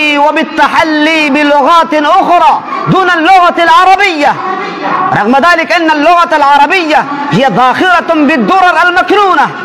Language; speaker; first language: Arabic; non-native, fluent; Urdu